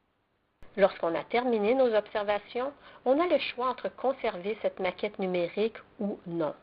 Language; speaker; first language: French; native; French